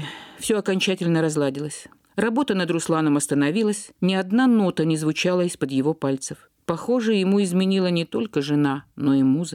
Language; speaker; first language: Russian; native; Russian